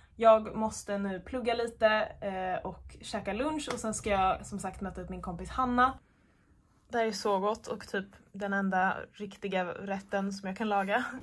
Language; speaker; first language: Swedish; native; Swedish